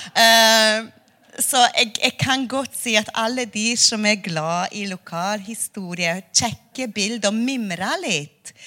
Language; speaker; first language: Norwegian; non-native, fluent; Hungarian